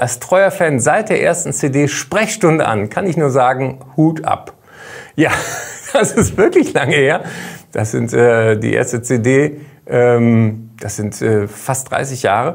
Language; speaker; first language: German; native; German